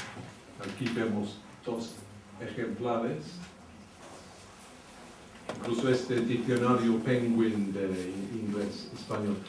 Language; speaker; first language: Spanish; early bilingual, heritage; English